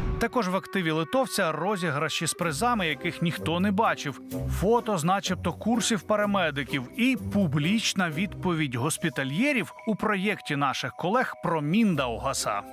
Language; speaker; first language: Ukrainian; native; Ukrainian